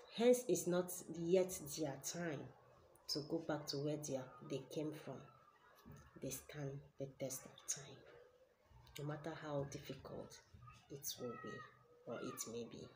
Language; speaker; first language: English; non-native, local second language; Igbo